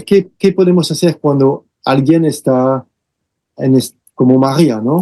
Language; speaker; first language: Spanish; non-native, fluent; French